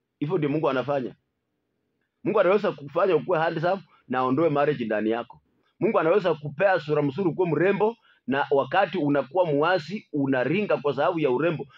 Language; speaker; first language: Swahili; non-native, local second language; Luyia